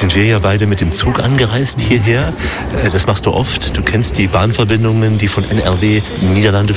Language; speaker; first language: German; native; German